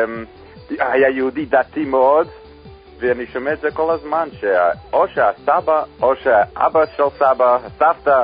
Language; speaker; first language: Hebrew; non-native, fluent; English